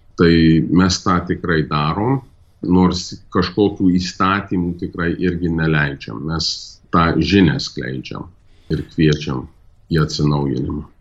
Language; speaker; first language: Lithuanian; early bilingual, heritage; Lithuanian